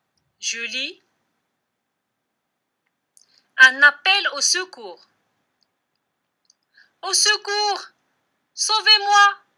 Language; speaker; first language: French; non-native, local second language; Arabic